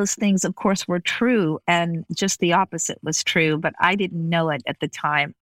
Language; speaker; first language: English; native; English